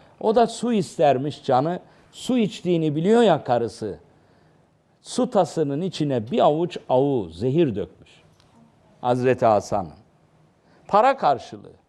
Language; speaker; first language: Turkish; native; Turkish